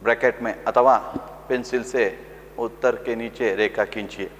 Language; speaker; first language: Hindi; non-native, local second language; Kannada